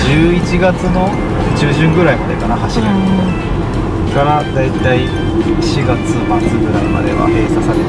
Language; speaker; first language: Japanese; native; Japanese